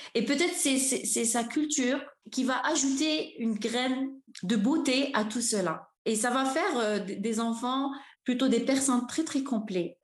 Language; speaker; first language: French; non-native, local second language; Arabic